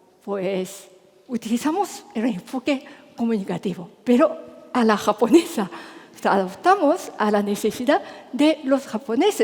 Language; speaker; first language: Spanish; non-native, fluent; Japanese